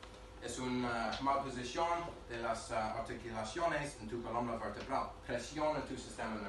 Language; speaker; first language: Spanish; non-native, learner; English